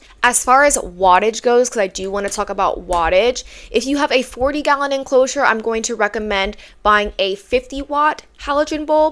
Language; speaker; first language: English; native; English